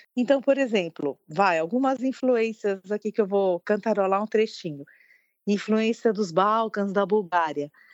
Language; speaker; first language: Portuguese; early bilingual, other home language; French